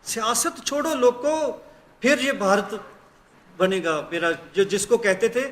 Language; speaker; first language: Hindi; non-native, local second language; Punjabi